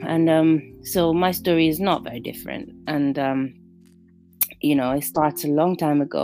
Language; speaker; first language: English; non-native, fluent; Italian